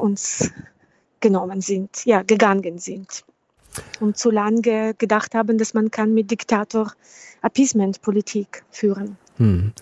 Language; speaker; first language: German; non-native, fluent; Ukrainian